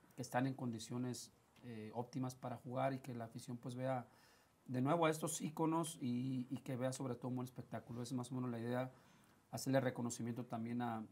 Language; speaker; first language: Spanish; native; Spanish